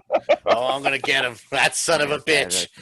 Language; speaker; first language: English; native; English